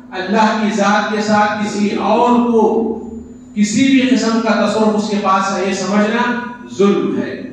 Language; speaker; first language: Urdu; native; Urdu